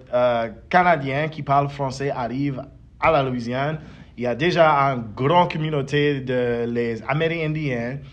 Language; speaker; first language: French; early bilingual, heritage; English